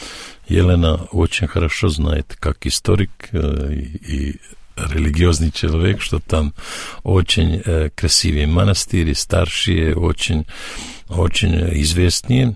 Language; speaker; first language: Russian; non-native, learner; Serbian